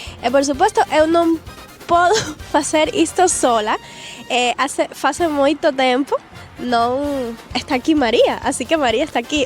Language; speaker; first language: Galician; non-native, learner; Spanish